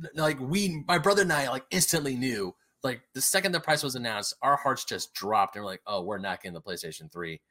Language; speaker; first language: English; native; English